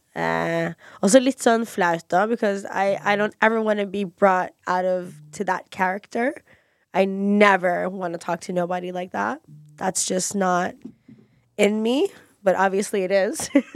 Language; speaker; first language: English; early bilingual, other home language; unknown